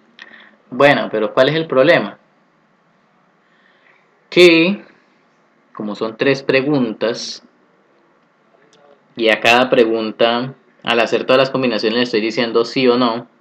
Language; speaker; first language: Spanish; native; Spanish